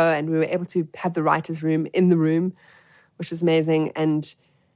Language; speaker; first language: English; native; English